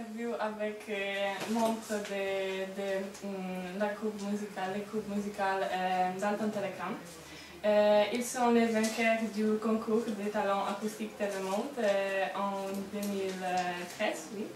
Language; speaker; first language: French; non-native, learner; Polish